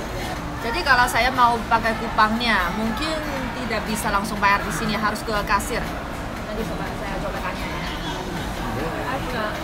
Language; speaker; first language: Indonesian; non-native, fluent; Chinese